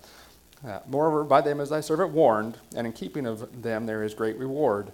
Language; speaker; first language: English; native; English